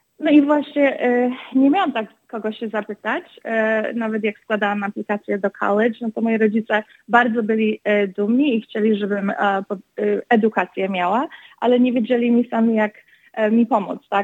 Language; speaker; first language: Polish; early bilingual, other home language; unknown